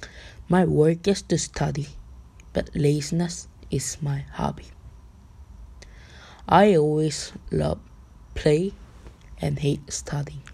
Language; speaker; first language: English; non-native, learner; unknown